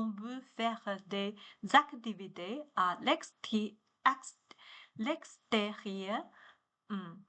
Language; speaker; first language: French; non-native, learner; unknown